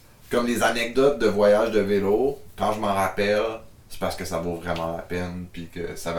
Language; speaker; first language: French; native; French